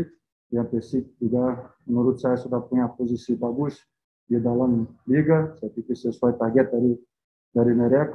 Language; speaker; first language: Indonesian; non-native, fluent; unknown